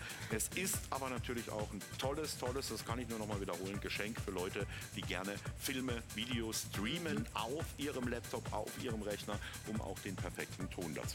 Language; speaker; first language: German; native; German